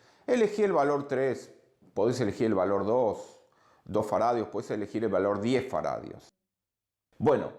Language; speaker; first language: Spanish; native; Spanish